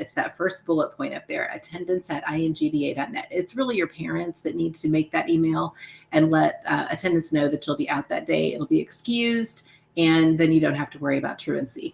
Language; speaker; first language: English; native; English